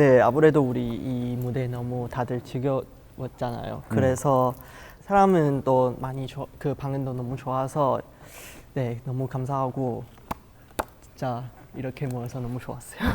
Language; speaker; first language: Korean; non-native, fluent; Chinese